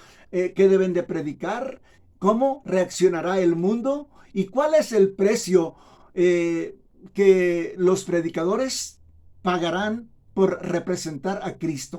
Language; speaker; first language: Spanish; native; Spanish